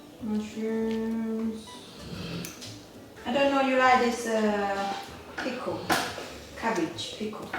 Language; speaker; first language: English; non-native, learner; Northeastern Thai